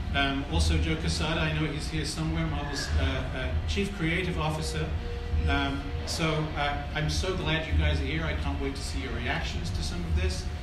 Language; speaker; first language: English; native; English